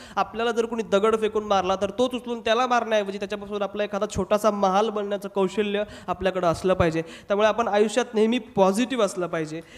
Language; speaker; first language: Marathi; non-native, local second language; Hindi